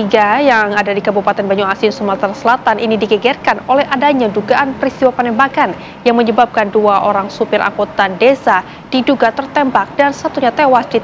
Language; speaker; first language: Indonesian; native; Indonesian